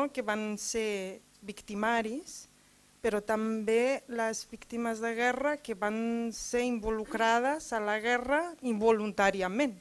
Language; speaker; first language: Catalan; non-native, fluent; Serbian